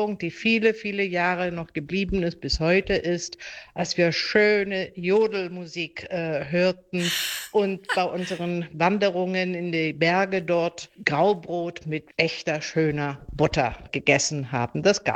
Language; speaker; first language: German; non-native, fluent; Greek